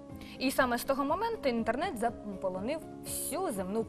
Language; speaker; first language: Ukrainian; native; Ukrainian